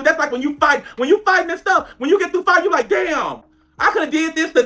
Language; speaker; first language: English; native; English